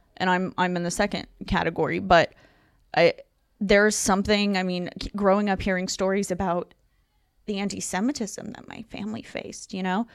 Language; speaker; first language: English; non-native, fluent; Russian